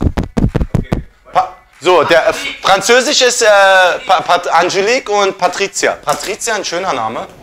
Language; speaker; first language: German; early bilingual, other home language; Turkish